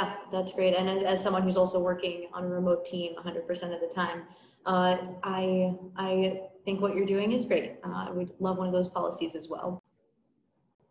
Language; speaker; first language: English; native; English